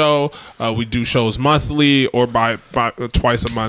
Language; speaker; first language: English; native; English